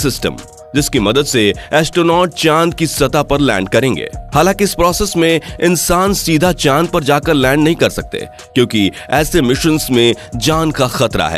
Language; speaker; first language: Hindi; native; Hindi